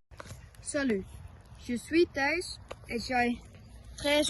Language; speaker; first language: French; non-native, learner; Dutch